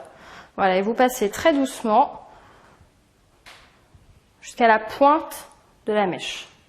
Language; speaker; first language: French; native; French